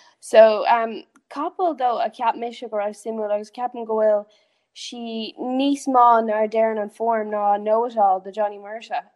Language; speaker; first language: Irish; non-native, local second language; English